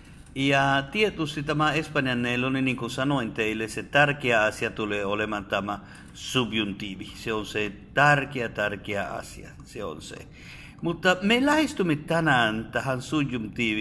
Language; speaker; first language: Finnish; non-native, fluent; Spanish